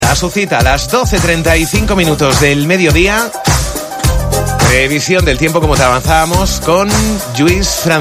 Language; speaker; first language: Spanish; native; Spanish